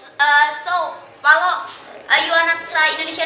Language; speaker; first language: English; non-native, learner; Indonesian